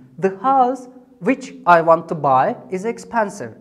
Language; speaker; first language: English; non-native, fluent; Turkish